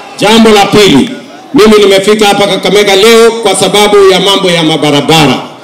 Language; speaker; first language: Swahili; non-native, local second language; Kalenjin